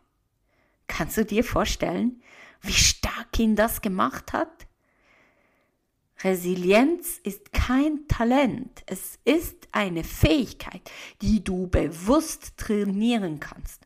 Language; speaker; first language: German; native; German